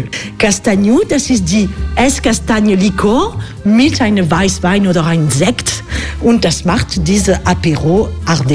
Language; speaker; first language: German; non-native, fluent; French